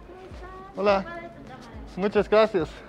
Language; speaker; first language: Spanish; non-native, learner; Danish